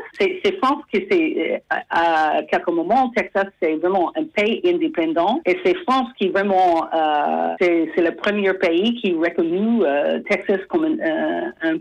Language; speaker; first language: French; non-native, fluent; English